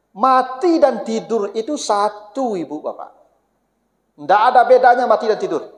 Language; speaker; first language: Malay; non-native, local second language; Minangkabau